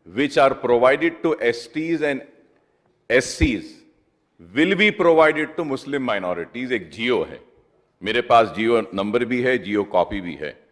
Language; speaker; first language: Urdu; native; Urdu